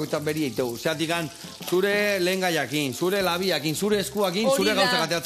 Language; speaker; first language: Basque; native; Basque